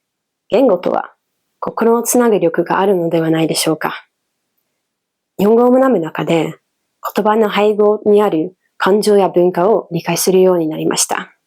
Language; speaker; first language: Japanese; non-native, fluent; Dutch